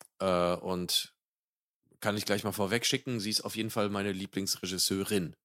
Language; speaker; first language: German; native; German